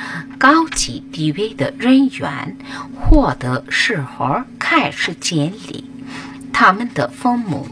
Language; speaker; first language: Chinese; non-native, fluent; Hindi